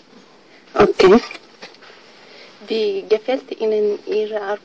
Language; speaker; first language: German; non-native, learner; Tigrinya